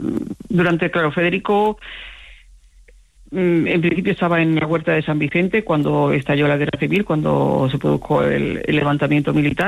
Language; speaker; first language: Spanish; native; Spanish